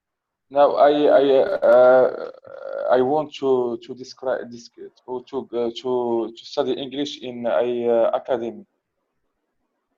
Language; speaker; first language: English; non-native, learner; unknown